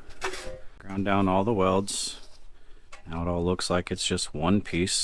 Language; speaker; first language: English; native; English